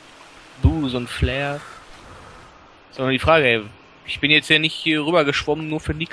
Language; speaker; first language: German; native; German